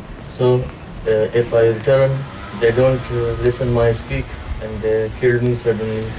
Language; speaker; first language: English; non-native, learner; Pashto